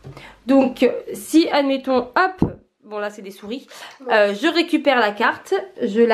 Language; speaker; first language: French; native; French